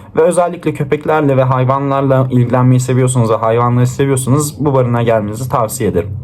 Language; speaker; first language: Turkish; native; Turkish